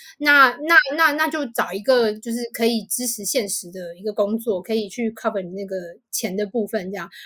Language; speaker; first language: Chinese; native; Chinese